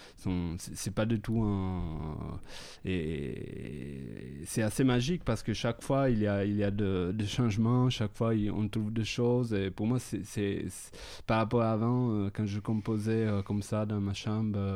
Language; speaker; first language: French; non-native, fluent; Italian